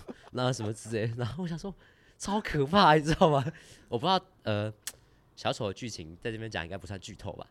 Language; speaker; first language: Chinese; native; Chinese